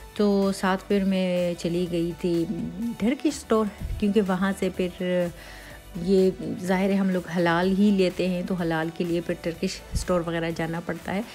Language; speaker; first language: Urdu; native; Urdu